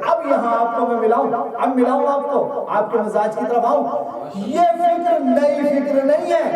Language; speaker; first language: Urdu; native; Urdu